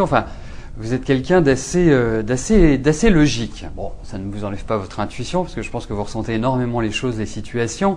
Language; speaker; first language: French; native; French